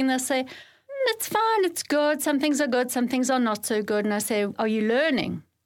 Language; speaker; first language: English; native; English